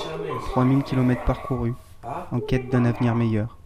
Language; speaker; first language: French; native; French